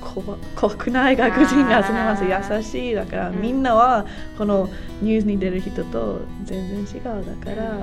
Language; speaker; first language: Japanese; non-native, learner; English